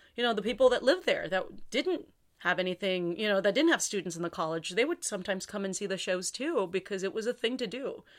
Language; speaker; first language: English; native; English